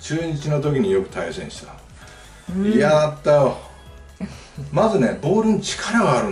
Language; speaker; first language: Japanese; native; Japanese